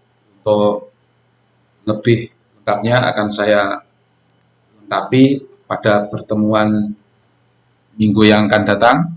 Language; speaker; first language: Indonesian; non-native, local second language; Javanese